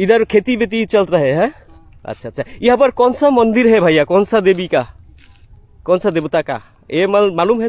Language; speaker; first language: Hindi; non-native, learner; Bangla